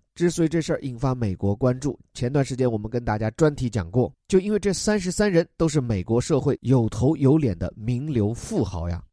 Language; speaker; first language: Chinese; native; Chinese